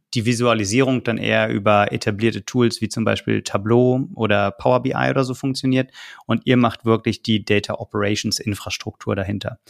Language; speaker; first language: German; native; German